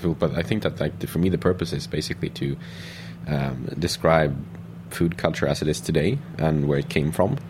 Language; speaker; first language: English; non-native, fluent; Swedish